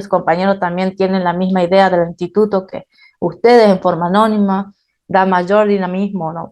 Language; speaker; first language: Spanish; native; Spanish